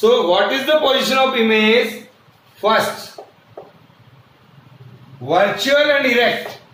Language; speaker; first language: English; non-native, local second language; Hindi